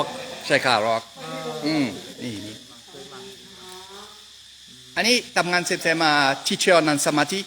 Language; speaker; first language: Thai; non-native, learner; French